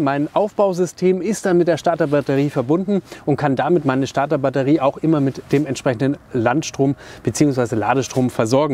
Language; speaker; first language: German; native; German